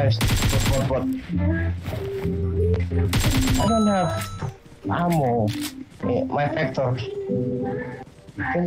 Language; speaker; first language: English; non-native, learner; Indonesian